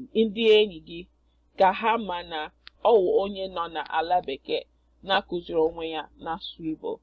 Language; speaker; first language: Igbo; non-native, learner; English